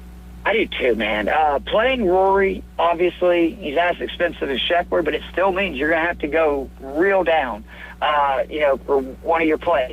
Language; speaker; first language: English; native; English